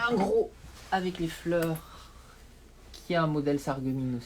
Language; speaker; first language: French; native; French